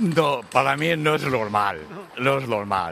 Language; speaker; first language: Spanish; non-native, learner; Chinese